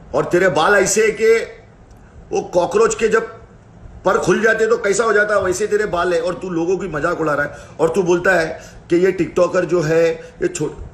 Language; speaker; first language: Hindi; non-native, local second language; Urdu